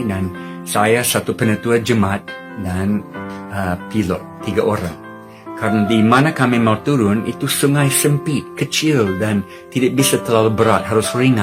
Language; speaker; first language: Indonesian; non-native, fluent; English